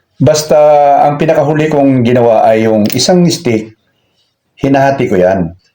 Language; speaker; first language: Filipino; non-native, local second language; Cebuano